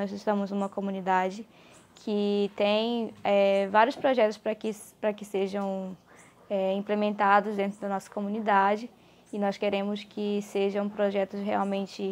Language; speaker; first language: Portuguese; native; Portuguese